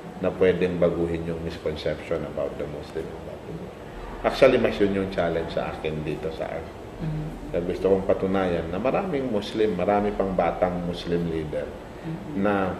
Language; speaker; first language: Filipino; non-native, local second language; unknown